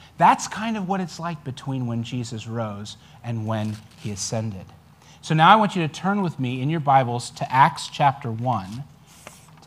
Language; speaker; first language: English; native; English